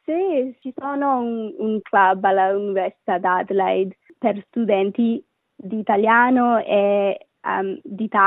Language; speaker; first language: Italian; non-native, learner; Sinhala